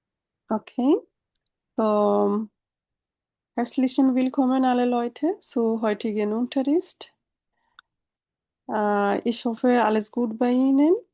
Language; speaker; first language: German; non-native, fluent; Bangla